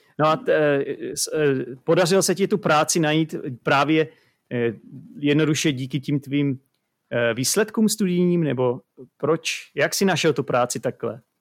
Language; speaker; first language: Czech; native; Czech